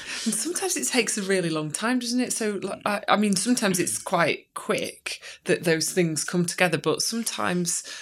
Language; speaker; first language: English; native; English